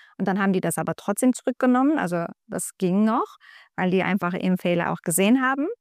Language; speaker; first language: German; non-native, fluent; Turkish